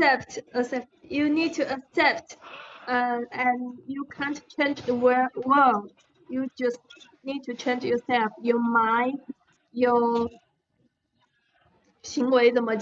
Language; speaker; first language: English; non-native, learner; Chinese